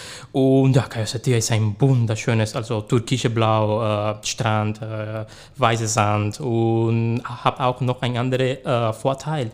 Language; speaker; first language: German; non-native, learner; Spanish